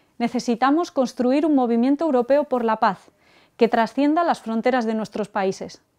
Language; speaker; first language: Spanish; native; Spanish